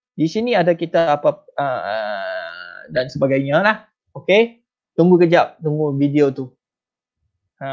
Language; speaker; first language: Malay; non-native, local second language; Chinese